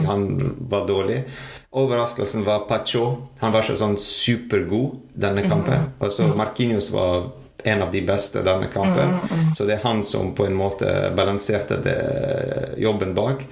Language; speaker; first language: Norwegian; non-native, fluent; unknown